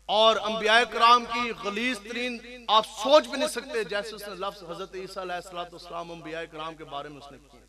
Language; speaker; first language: Urdu; non-native, local second language; Punjabi